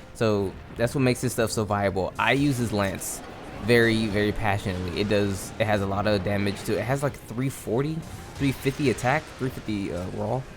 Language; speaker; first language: English; native; English